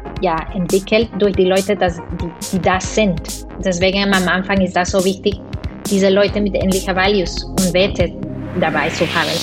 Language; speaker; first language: German; non-native, fluent; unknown